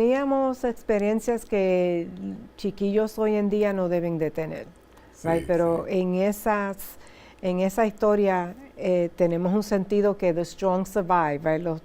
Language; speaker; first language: Spanish; early bilingual, heritage; Spanish